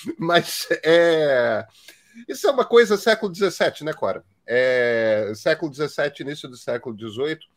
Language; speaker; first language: Portuguese; native; Portuguese